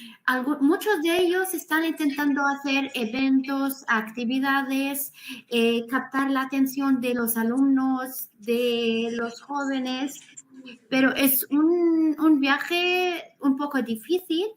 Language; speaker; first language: Spanish; non-native, fluent; Arabic